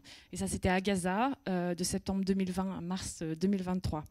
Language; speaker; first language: French; native; French